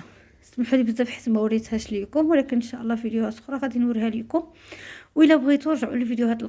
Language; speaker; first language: Arabic; native; Arabic